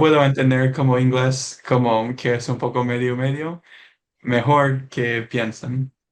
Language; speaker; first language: Spanish; non-native, learner; English